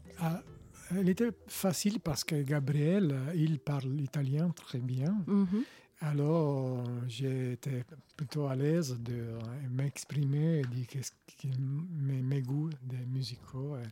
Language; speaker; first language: French; non-native, learner; Italian